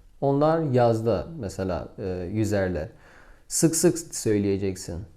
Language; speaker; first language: Turkish; non-native, fluent; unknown